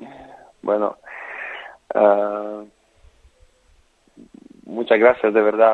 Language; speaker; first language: Spanish; non-native, fluent; Polish